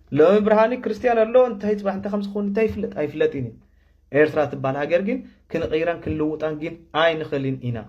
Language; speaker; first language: Tigrinya; non-native, local second language; Afar